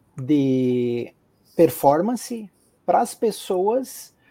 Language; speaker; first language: Portuguese; native; Portuguese